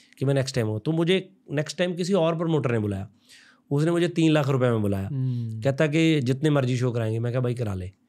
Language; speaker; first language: Hindi; non-native, local second language; Punjabi